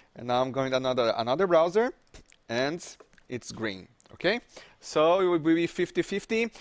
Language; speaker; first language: English; non-native, fluent; Portuguese